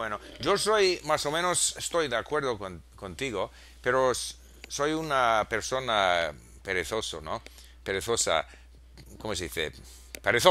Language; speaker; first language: Spanish; non-native, fluent; English